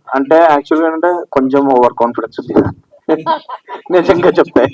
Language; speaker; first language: Telugu; non-native, learner; Malayalam